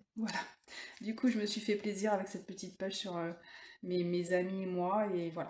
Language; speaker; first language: French; native; French